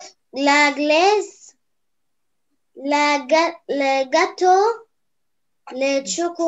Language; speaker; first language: French; non-native, learner; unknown